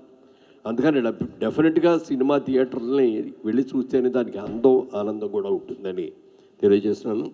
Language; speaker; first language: Telugu; native; Telugu